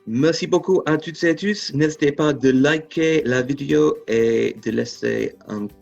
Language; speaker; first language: French; non-native, fluent; English